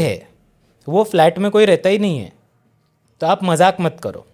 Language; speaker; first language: Hindi; non-native, local second language; Marathi